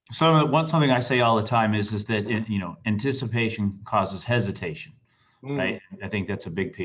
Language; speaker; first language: English; native; English